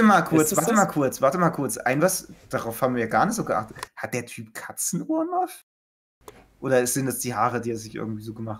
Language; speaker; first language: German; native; German